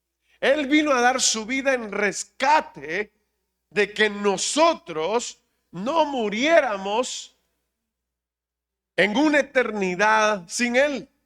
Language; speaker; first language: Spanish; native; Spanish